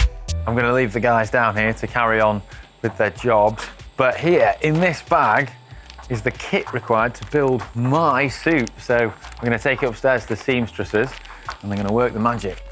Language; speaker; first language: English; native; English